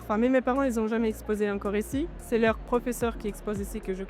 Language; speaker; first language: French; non-native, fluent; Romanian